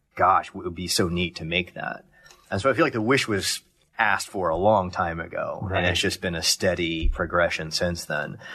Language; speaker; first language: English; native; English